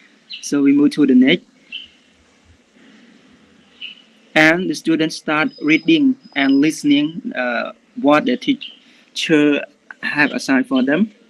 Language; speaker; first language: English; non-native, learner; Khmer